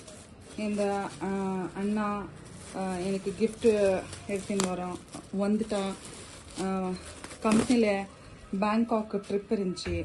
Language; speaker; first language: Tamil; non-native, local second language; Urdu